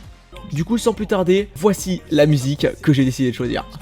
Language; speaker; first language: French; native; French